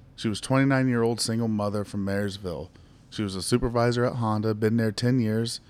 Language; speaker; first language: English; native; English